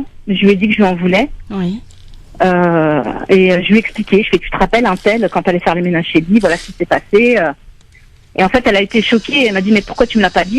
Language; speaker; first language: French; native; French